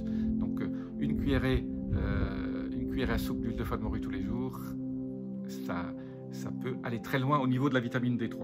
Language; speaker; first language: French; native; French